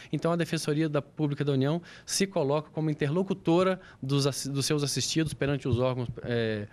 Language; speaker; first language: Portuguese; native; Portuguese